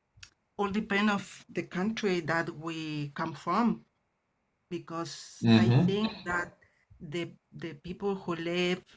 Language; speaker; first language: English; non-native, learner; Spanish